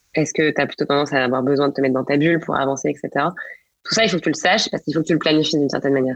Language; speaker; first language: French; native; French